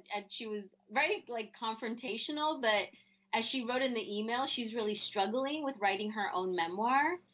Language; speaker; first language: English; early bilingual, other home language; Spanish